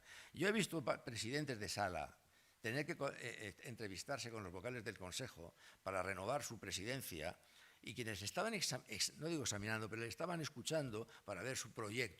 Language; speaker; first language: Spanish; native; Spanish